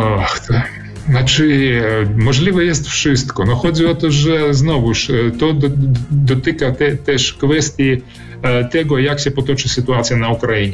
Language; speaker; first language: Polish; early bilingual, heritage; Polish